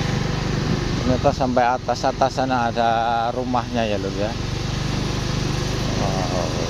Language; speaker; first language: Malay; non-native, local second language; Javanese